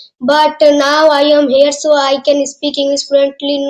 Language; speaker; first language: English; non-native, learner; Hindi